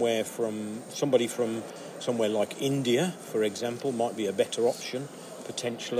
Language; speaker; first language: English; native; English